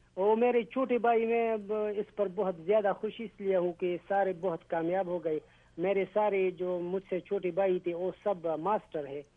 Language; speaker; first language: Urdu; non-native, local second language; Pashto